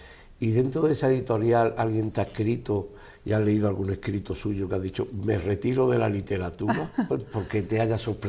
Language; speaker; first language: Spanish; native; Spanish